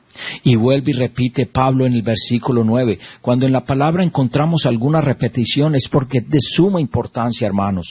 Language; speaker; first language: Spanish; native; Spanish